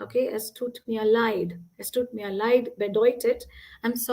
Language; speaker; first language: German; non-native, fluent; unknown